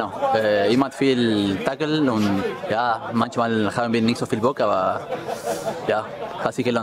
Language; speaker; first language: German; non-native, fluent; Spanish